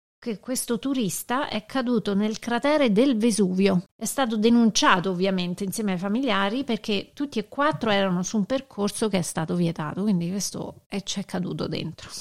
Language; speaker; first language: Italian; native; Italian